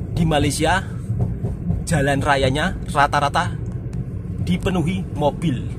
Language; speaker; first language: Indonesian; native; Indonesian